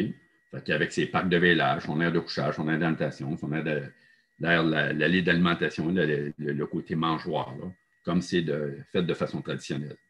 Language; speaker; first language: French; native; French